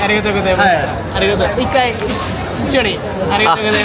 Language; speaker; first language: Japanese; non-native, learner; Telugu